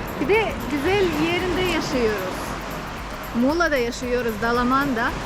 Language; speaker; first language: Turkish; non-native, learner; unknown